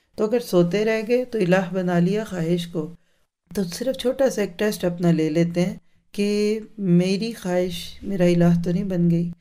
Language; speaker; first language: Urdu; native; Urdu